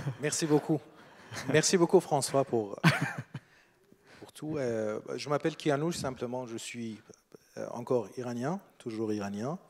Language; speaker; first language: French; non-native, fluent; Persian